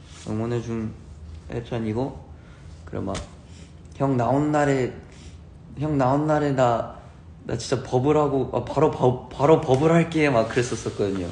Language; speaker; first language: Korean; early bilingual, heritage; Korean